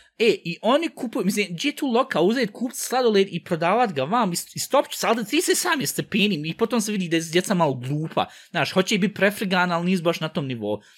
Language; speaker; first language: Bosnian; early bilingual, heritage; Bosnian